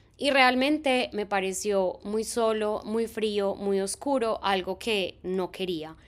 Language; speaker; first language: Spanish; native; Spanish